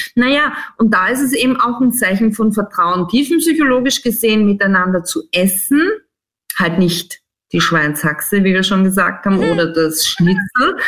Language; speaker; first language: German; native; German